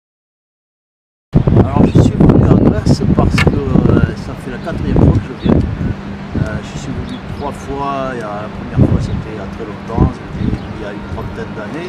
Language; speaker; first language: French; native; French